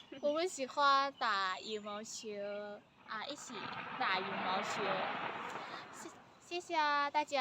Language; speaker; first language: Chinese; non-native, learner; Kyrgyz